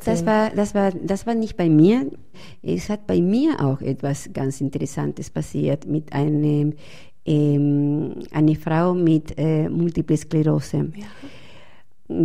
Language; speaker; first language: German; non-native, fluent; Spanish